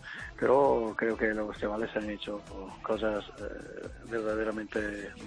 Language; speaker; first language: Spanish; non-native, fluent; Italian